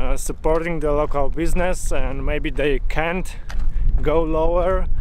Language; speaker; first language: English; non-native, fluent; Polish